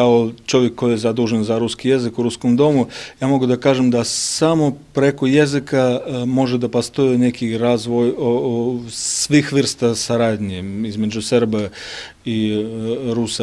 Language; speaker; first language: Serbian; non-native, learner; Russian